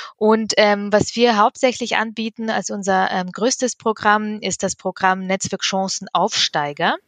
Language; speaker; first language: German; early bilingual, other home language; Russian